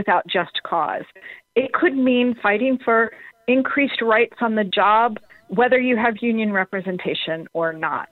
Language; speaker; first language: English; native; English